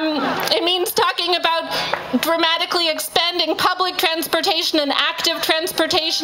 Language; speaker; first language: English; native; English